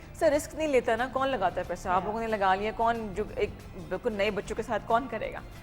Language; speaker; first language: Urdu; native; Urdu